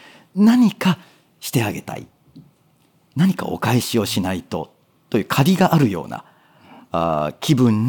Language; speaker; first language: Japanese; native; Japanese